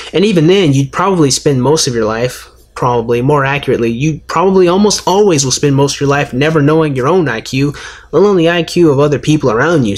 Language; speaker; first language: English; native; English